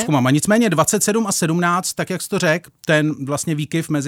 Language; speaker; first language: Czech; native; Czech